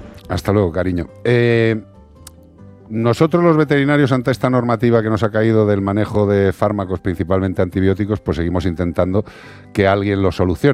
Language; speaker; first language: Spanish; native; Spanish